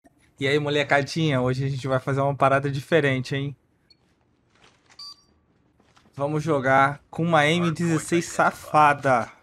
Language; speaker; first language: Portuguese; native; Portuguese